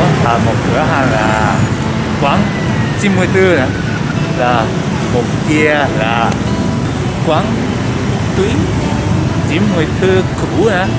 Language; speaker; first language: Vietnamese; non-native, learner; Japanese